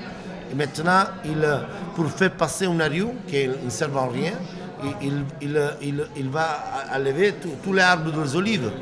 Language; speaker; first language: French; non-native, learner; Italian